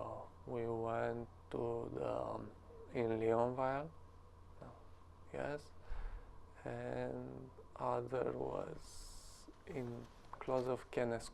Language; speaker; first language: English; non-native, learner; Romanian